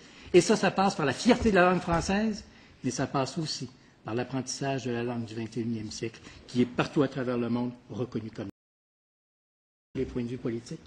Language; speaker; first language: French; native; French